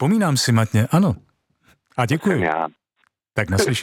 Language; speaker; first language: Czech; native; Czech